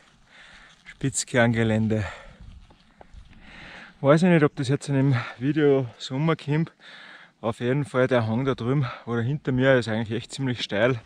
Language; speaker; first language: German; native; German